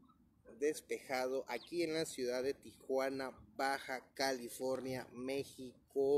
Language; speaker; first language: Spanish; native; Spanish